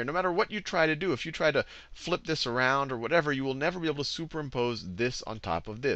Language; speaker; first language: English; native; English